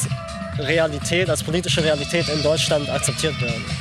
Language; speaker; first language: German; native; German